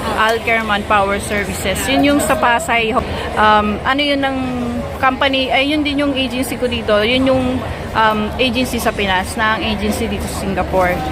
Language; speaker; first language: Filipino; native; Filipino